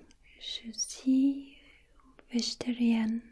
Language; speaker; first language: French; non-native, learner; Russian